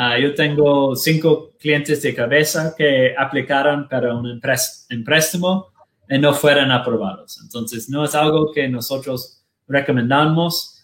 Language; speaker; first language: Spanish; non-native, learner; Portuguese